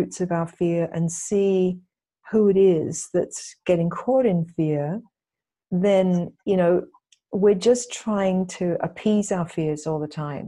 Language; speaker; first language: English; native; English